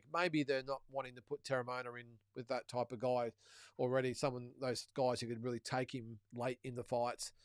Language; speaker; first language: English; native; English